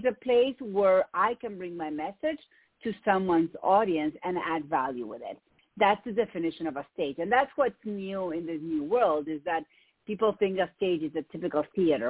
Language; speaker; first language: English; non-native, fluent; Spanish